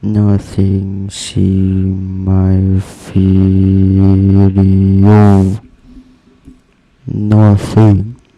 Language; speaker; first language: English; non-native, learner; Indonesian